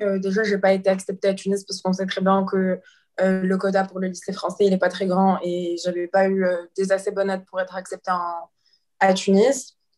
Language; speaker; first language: French; non-native, local second language; Arabic